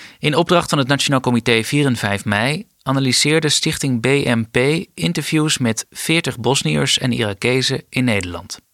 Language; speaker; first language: Dutch; native; Dutch